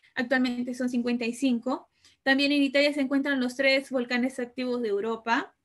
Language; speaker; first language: Spanish; early bilingual, other home language; Italian